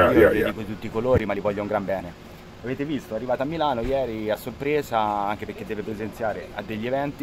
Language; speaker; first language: Italian; native; Italian